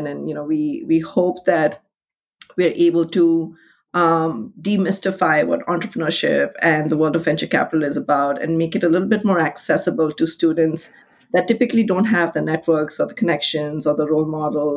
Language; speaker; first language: English; non-native, local second language; Hindi